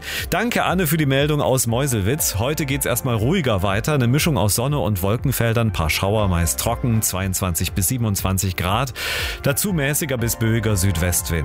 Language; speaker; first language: German; native; German